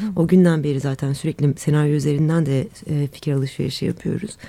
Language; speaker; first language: Turkish; native; Turkish